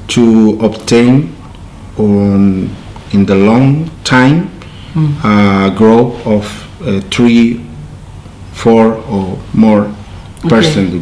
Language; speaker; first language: English; non-native, learner; Spanish